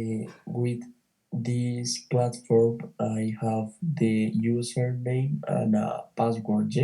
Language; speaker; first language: English; non-native, learner; Spanish